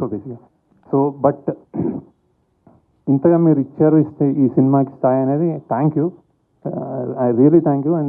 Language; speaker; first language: Telugu; native; Telugu